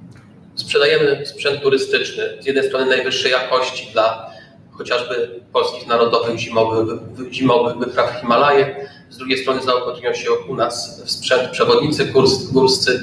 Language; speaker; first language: Polish; native; Polish